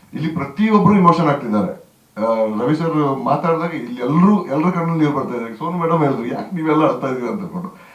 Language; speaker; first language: Kannada; non-native, local second language; Kodava